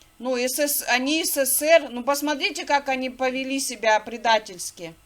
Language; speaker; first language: Russian; native; Russian